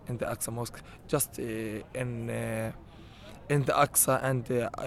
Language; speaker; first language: English; non-native, learner; Arabic